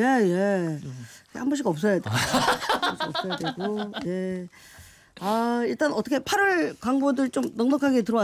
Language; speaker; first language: Korean; native; Korean